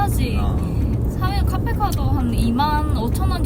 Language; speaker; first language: Korean; non-native, fluent; Japanese